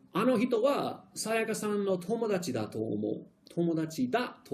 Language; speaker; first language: Japanese; non-native, fluent; English